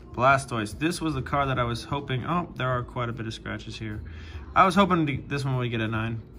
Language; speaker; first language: English; native; English